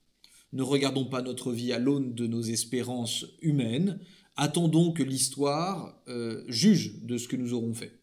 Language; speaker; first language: French; native; French